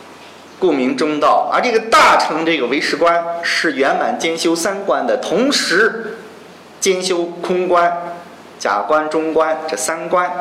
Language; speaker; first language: Chinese; native; Chinese